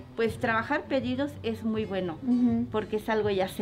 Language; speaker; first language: Spanish; non-native, local second language; Zapotec